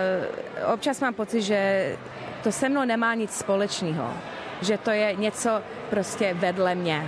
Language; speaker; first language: Czech; early bilingual, heritage; English